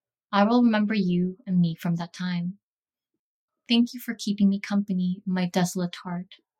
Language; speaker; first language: English; early bilingual, other home language; Korean